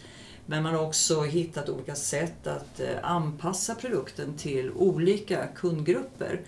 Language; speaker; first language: Swedish; native; Swedish